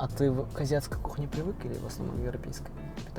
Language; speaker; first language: Russian; native; Russian